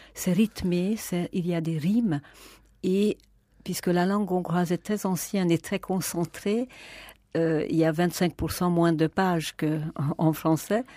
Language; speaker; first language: French; non-native, fluent; Hungarian